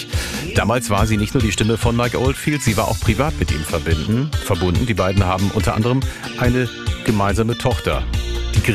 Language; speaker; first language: German; native; German